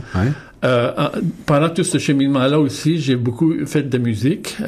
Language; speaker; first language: French; native; French